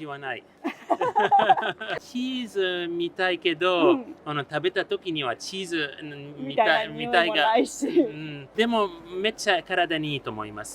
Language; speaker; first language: Japanese; non-native, learner; Arabic